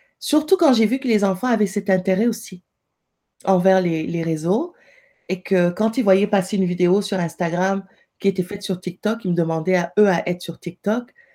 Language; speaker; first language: French; non-native, local second language; Wolof